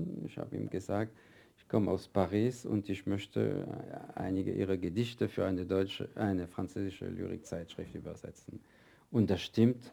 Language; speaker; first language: German; non-native, fluent; French